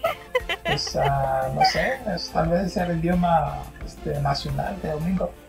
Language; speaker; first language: Spanish; non-native, fluent; Haitian Creole